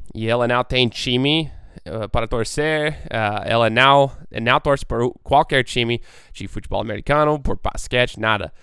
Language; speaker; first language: Portuguese; non-native, fluent; English